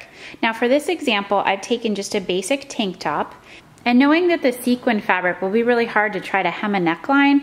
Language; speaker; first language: English; native; English